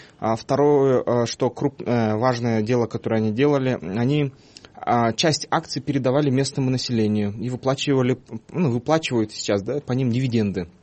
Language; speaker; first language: Russian; non-native, local second language; Kyrgyz